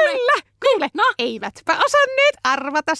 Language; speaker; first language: Finnish; native; Finnish